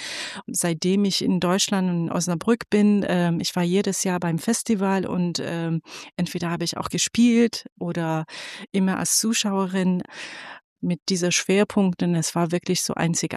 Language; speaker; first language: German; non-native, fluent; Persian